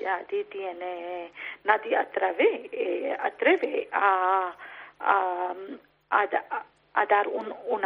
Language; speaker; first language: Spanish; non-native, learner; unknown